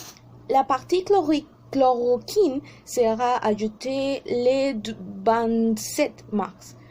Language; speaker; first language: French; non-native, learner; Spanish